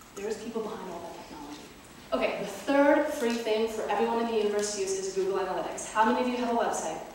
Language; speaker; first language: English; native; English